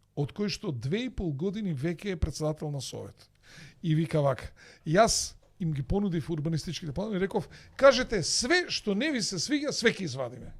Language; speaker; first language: Macedonian; native; Macedonian